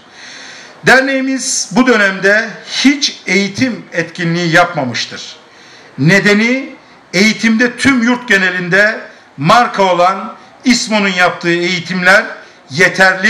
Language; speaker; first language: Turkish; native; Turkish